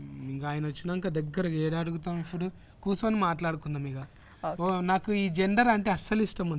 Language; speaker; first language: Telugu; native; Telugu